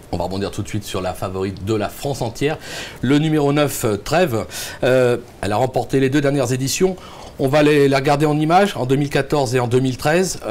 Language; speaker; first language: French; native; French